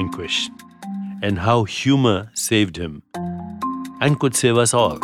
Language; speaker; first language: English; non-native, local second language; Hindi